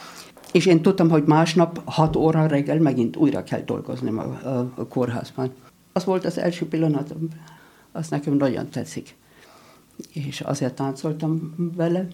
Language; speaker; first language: Hungarian; non-native, learner; German